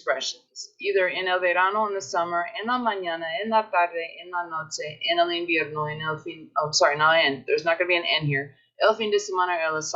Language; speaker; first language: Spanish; non-native, fluent; English